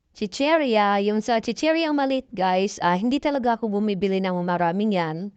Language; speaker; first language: Filipino; non-native, local second language; Cebuano